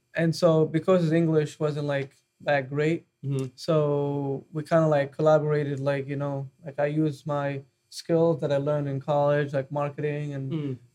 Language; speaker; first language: English; non-native, fluent; Arabic